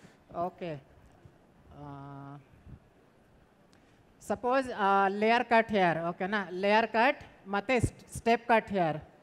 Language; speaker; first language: Kannada; non-native, local second language; Hindi